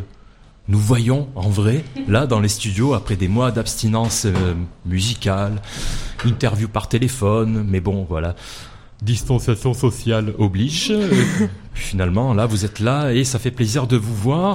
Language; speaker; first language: French; native; French